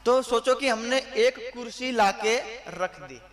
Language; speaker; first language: Hindi; non-native, local second language; Gujarati